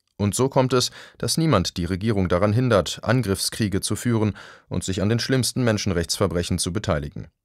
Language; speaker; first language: German; native; German